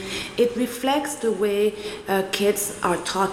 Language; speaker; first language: English; non-native, local second language; Kinyarwanda